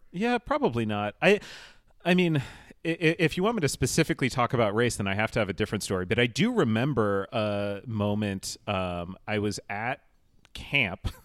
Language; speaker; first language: English; native; English